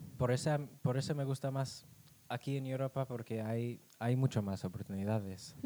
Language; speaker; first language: Spanish; non-native, fluent; English